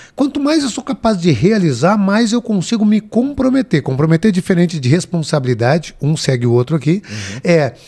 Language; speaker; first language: Portuguese; native; Portuguese